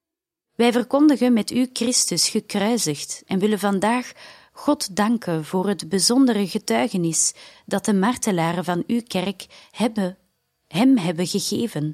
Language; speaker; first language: Dutch; native; Dutch